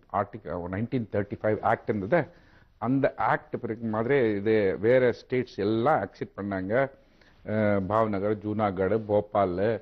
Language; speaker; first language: Tamil; non-native, local second language; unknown